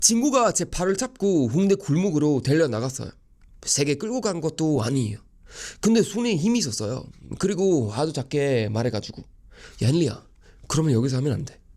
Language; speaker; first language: Korean; non-native, fluent; Swedish